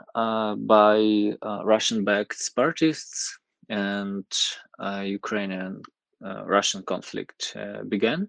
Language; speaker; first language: English; non-native, fluent; Ukrainian